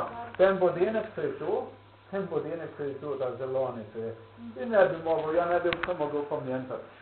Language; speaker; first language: Polish; non-native, learner; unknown